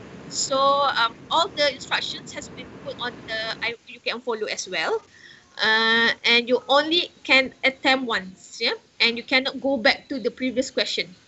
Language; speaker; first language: English; non-native, local second language; Malay